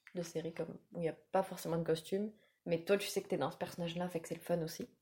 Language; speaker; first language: French; non-native, fluent; English